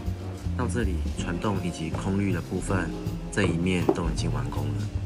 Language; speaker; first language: Chinese; native; Chinese